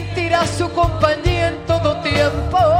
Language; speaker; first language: Spanish; native; Spanish